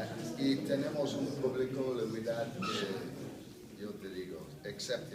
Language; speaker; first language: Spanish; non-native, fluent; English